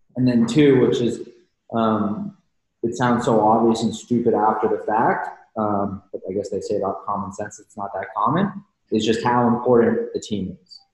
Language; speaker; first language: English; native; English